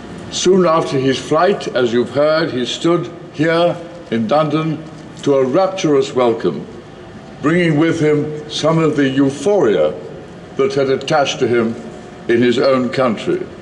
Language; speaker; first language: English; native; English